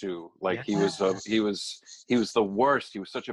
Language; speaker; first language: English; native; English